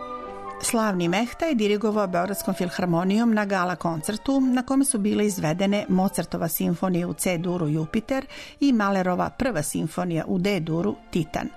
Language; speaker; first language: Serbian; native; Serbian